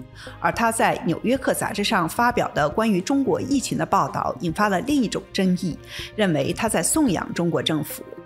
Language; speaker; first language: Chinese; native; Chinese